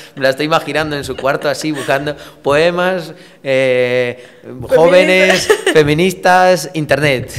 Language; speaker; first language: Spanish; early bilingual, other home language; Romanian